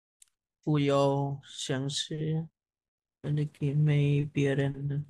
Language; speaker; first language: Chinese; non-native, learner; Bangla